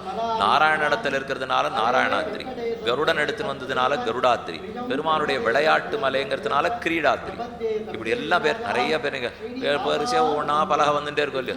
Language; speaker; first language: Tamil; native; Tamil